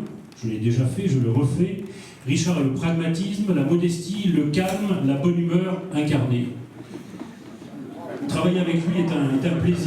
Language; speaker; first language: French; native; French